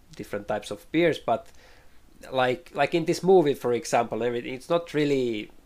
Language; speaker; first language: English; non-native, fluent; Finnish